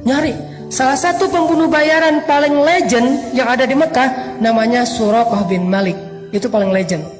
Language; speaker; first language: Indonesian; native; Indonesian